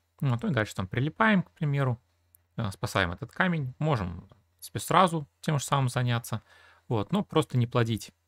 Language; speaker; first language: Russian; native; Russian